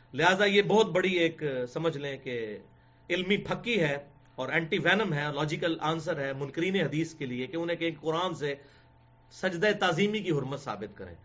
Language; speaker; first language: Urdu; non-native, local second language; Punjabi